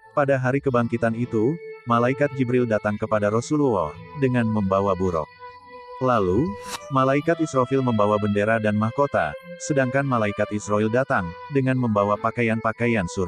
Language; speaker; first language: Indonesian; native; Indonesian